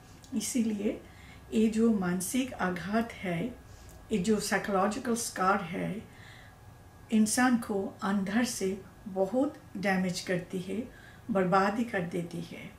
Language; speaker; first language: Hindi; non-native, learner; Bangla